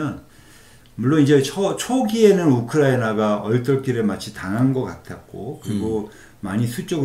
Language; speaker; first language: Korean; native; Korean